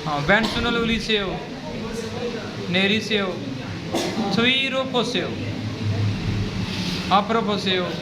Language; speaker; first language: Korean; non-native, fluent; Urdu